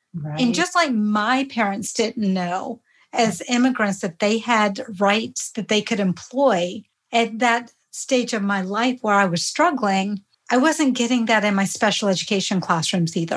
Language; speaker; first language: English; early bilingual, other home language; Hindi